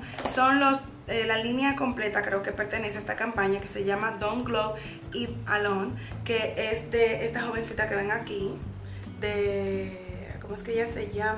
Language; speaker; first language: Spanish; native; Spanish